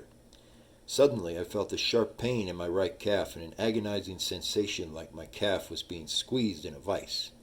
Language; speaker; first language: English; native; English